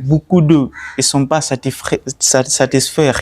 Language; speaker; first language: French; non-native, learner; Swahili